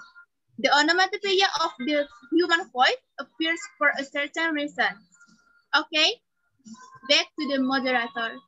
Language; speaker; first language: English; non-native, learner; Indonesian